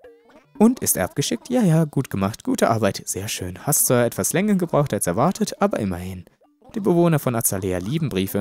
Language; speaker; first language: German; native; German